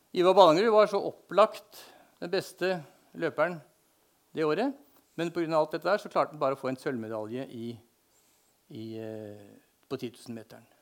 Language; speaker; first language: Norwegian; native; Norwegian